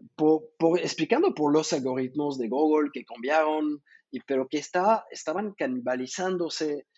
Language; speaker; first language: Spanish; non-native, fluent; French